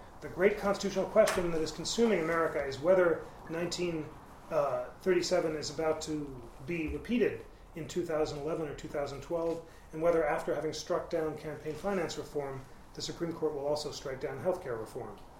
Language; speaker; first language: English; native; English